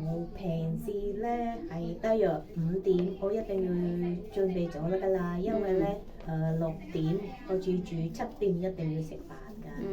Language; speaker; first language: Cantonese; non-native, fluent; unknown